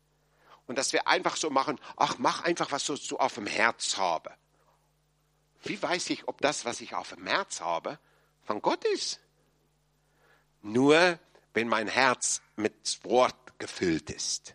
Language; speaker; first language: German; non-native, fluent; English